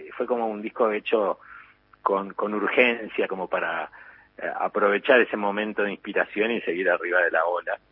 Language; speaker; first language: Spanish; native; Spanish